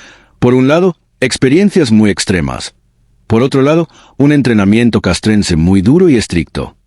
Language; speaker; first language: Spanish; native; Spanish